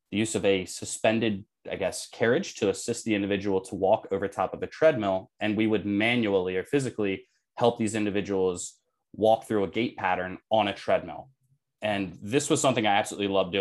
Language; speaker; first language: English; native; English